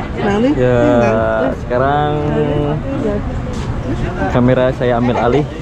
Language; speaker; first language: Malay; non-native, local second language; Sundanese